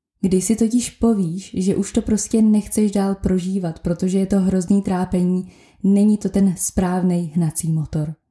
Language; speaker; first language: Czech; native; Czech